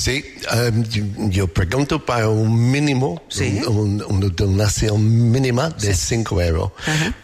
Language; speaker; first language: Spanish; non-native, learner; English